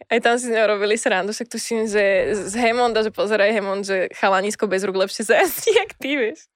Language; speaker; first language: Slovak; native; Slovak